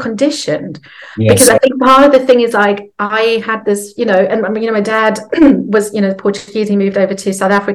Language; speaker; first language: English; native; English